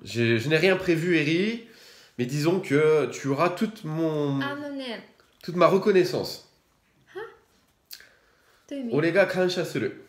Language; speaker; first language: French; native; French